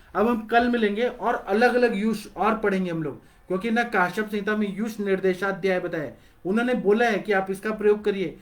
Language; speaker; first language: Hindi; non-native, local second language; Marathi